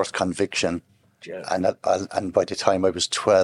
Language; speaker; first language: English; native; English